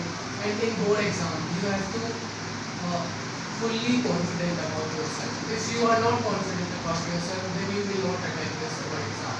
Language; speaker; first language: English; non-native, learner; Hindi